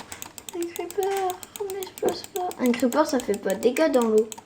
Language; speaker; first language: French; native; French